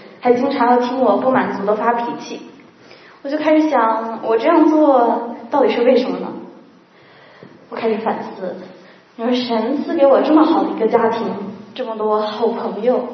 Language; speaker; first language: Chinese; native; Chinese